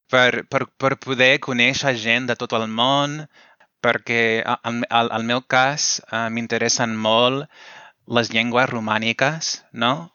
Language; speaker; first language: Catalan; non-native, fluent; English